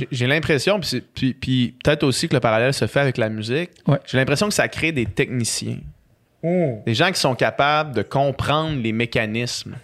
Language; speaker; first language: French; native; French